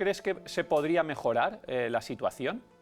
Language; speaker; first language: Spanish; native; Spanish